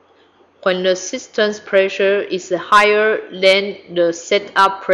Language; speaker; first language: English; non-native, fluent; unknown